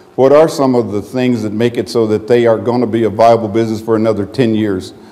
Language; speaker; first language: English; native; English